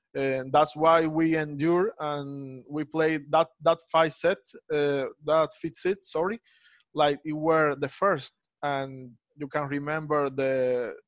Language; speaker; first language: English; non-native, fluent; Spanish